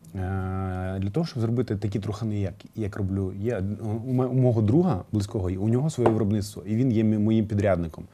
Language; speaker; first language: Ukrainian; native; Ukrainian